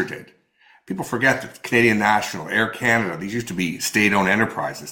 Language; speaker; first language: English; native; English